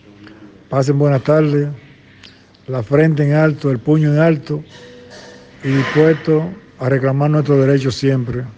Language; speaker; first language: Spanish; native; Spanish